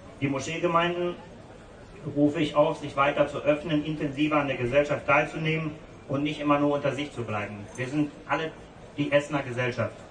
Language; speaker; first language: German; non-native, fluent; Bosnian